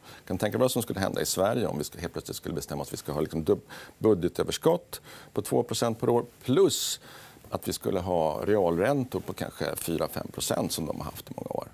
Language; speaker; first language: Swedish; native; Swedish